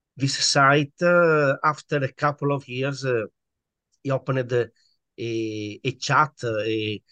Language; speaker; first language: English; non-native, learner; Italian